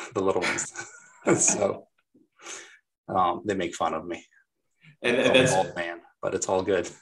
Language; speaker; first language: English; non-native, fluent; Arabic